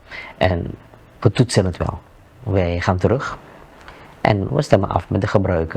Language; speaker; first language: Dutch; native; Dutch